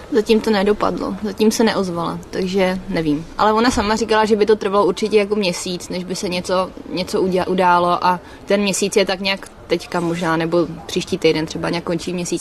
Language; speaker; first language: Czech; native; Czech